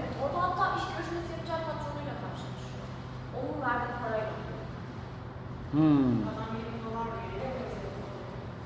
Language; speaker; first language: Turkish; native; Turkish